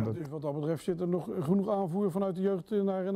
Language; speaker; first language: Dutch; native; Dutch